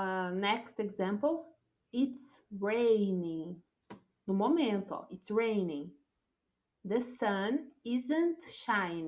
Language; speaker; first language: English; non-native, fluent; Portuguese